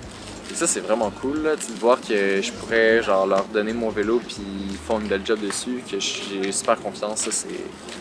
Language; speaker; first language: French; native; French